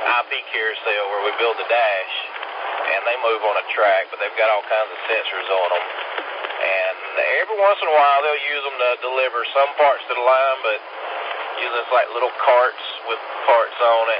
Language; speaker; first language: English; native; English